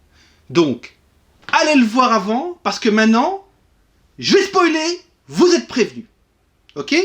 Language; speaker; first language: French; native; French